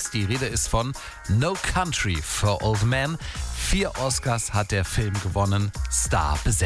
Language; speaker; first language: German; native; German